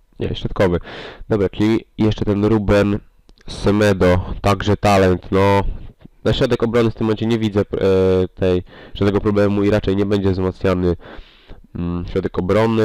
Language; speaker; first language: Polish; native; Polish